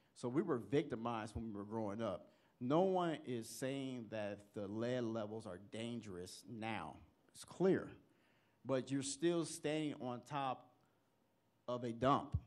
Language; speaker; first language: English; native; English